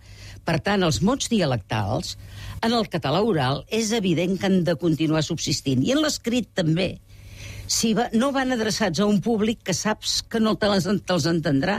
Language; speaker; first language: Catalan; native; Catalan